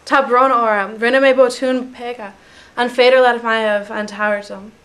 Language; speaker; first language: Irish; non-native, learner; English